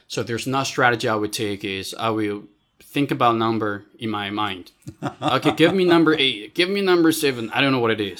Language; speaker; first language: English; non-native, fluent; Chinese